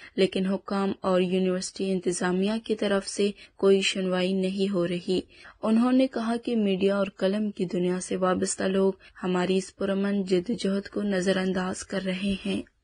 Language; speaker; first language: Urdu; non-native, local second language; Baluchi